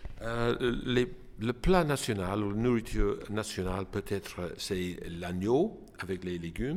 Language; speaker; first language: French; non-native, learner; English